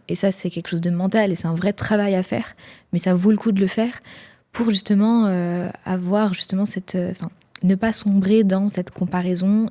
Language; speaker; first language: French; native; French